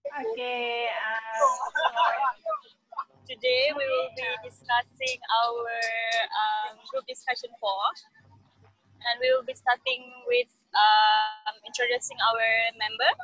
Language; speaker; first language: English; non-native, learner; Malay